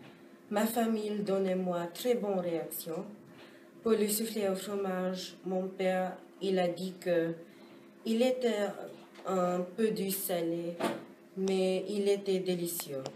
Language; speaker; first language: French; non-native, learner; English